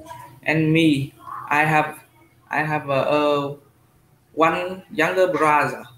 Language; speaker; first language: English; non-native, learner; Vietnamese